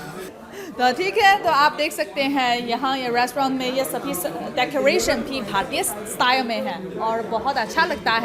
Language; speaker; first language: Hindi; non-native, fluent; Chinese